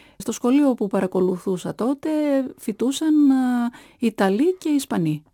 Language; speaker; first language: Greek; native; Greek